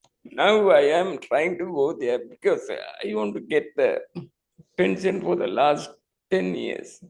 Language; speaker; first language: English; non-native, local second language; Tamil